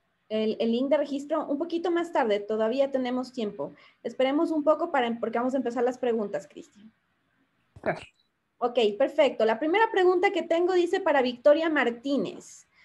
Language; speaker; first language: Spanish; native; Spanish